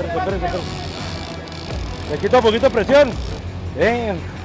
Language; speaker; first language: Spanish; native; Spanish